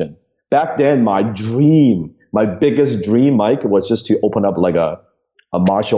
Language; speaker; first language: English; non-native, local second language; Cantonese